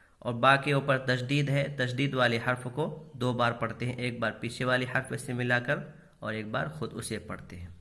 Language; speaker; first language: Urdu; native; Urdu